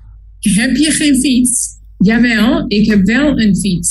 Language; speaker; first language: Dutch; non-native, learner; Spanish